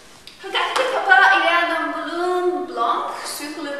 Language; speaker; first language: French; non-native, learner; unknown